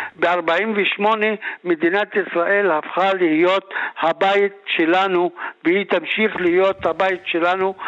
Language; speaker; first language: Hebrew; native; Hebrew